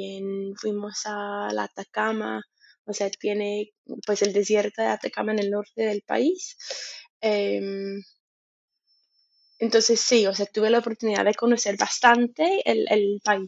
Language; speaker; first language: Spanish; non-native, fluent; English